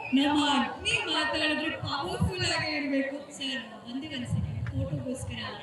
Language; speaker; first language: Kannada; native; Kannada